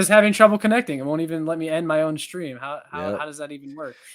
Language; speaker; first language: English; native; English